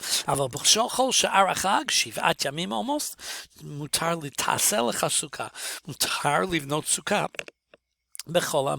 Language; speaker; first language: Hebrew; non-native, fluent; English